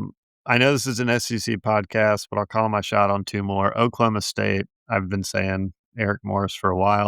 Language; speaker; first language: English; native; English